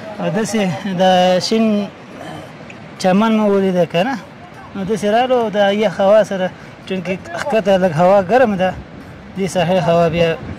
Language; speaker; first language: Pashto; non-native, local second language; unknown